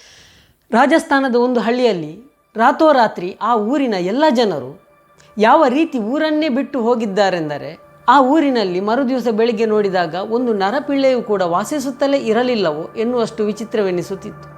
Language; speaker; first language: Kannada; native; Kannada